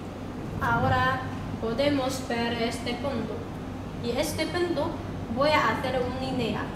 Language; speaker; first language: Spanish; non-native, learner; Chinese